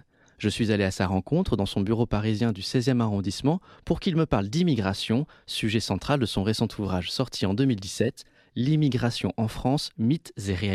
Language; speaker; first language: French; native; French